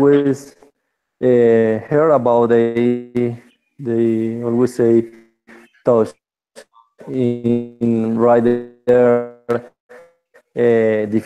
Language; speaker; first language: English; non-native, learner; Spanish